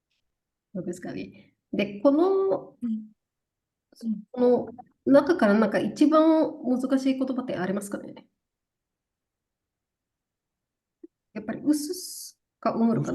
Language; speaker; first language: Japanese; non-native, fluent; Indonesian